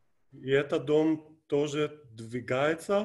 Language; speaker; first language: Russian; non-native, fluent; Greek